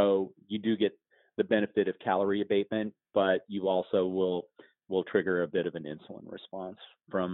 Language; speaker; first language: English; native; English